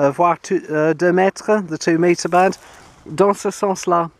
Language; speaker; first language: French; non-native, fluent; English